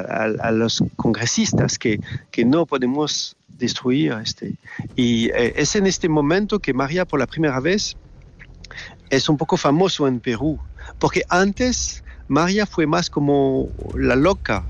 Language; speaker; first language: Spanish; non-native, fluent; French